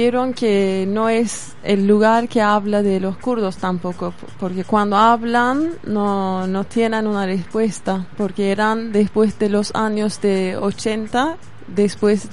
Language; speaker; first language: Spanish; non-native, fluent; Kurdish